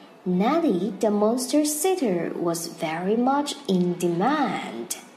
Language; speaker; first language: English; non-native, fluent; Chinese